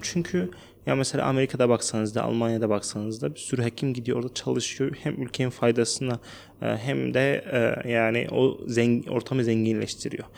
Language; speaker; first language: Turkish; non-native, fluent; Arabic